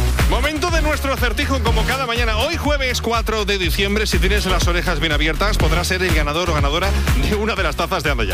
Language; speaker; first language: Spanish; native; Spanish